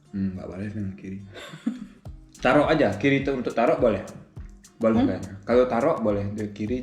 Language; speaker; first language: Indonesian; early bilingual, heritage; German